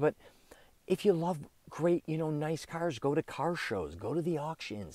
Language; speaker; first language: English; native; English